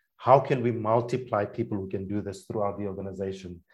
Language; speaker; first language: English; non-native, local second language; Afrikaans